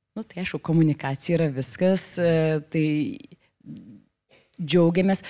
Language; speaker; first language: Lithuanian; native; Lithuanian